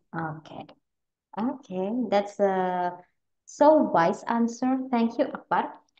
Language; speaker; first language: English; non-native, fluent; Indonesian